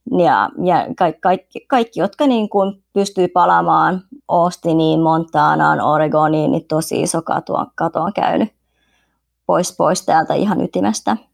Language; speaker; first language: Finnish; early bilingual, other home language; Vietnamese